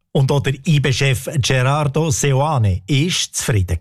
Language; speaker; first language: German; native; German